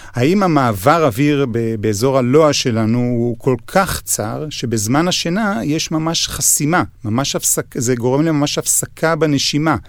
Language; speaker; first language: Hebrew; native; Hebrew